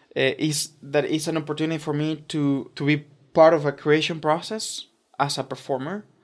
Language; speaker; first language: English; non-native, fluent; Spanish